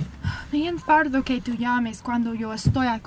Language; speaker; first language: Spanish; non-native, learner; English